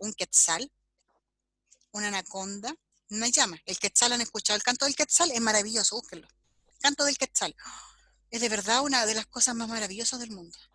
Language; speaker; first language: Spanish; native; Spanish